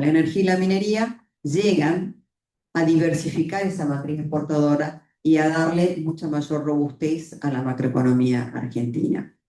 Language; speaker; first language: Spanish; native; Spanish